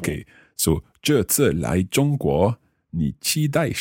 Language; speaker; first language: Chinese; non-native, learner; English